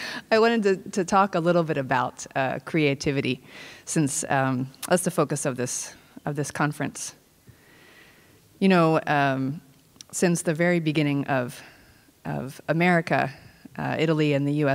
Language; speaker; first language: English; native; English